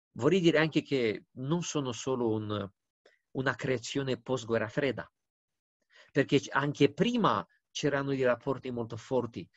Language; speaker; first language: Italian; non-native, fluent; Romanian